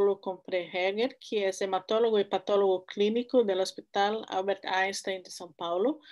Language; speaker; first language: Spanish; non-native, fluent; Portuguese